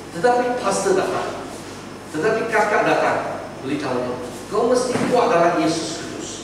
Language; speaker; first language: Malay; non-native, local second language; Chinese